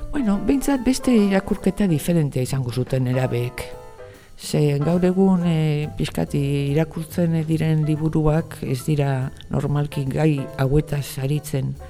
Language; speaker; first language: Basque; non-native, local second language; Spanish